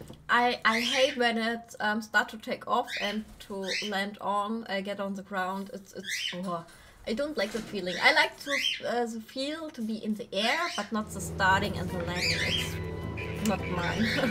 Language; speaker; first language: English; non-native, learner; German